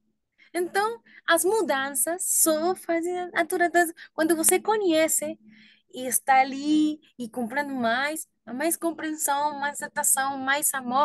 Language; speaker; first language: Portuguese; non-native, learner; Spanish